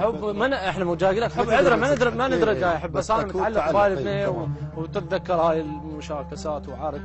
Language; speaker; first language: Arabic; native; Arabic